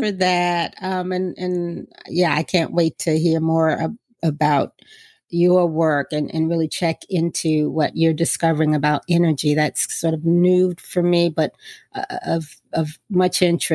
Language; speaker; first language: English; native; English